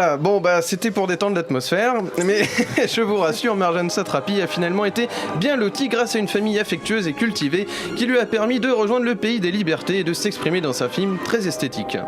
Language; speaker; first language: French; native; French